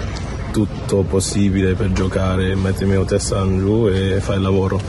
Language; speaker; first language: Italian; non-native, learner; English